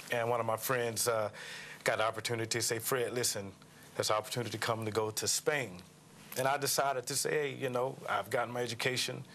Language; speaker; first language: English; native; English